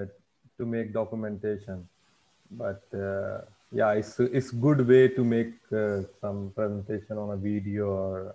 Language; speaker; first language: English; non-native, fluent; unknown